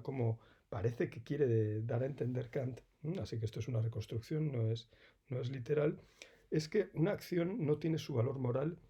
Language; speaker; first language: Spanish; native; Spanish